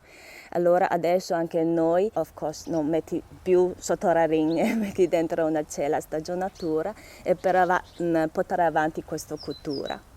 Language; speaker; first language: Italian; non-native, learner; Chinese